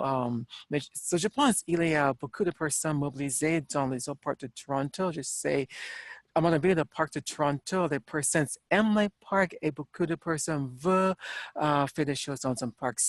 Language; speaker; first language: French; non-native, learner; English